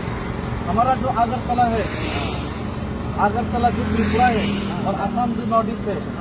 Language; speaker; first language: Hindi; non-native, local second language; Kok Borok